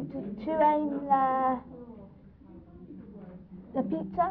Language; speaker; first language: French; non-native, learner; English